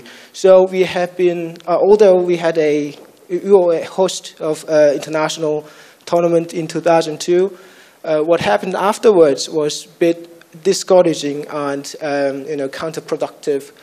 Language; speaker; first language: English; non-native, fluent; Korean